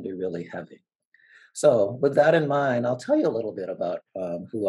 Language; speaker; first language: English; native; English